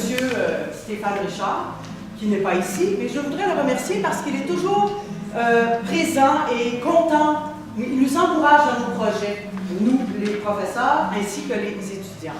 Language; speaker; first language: French; native; French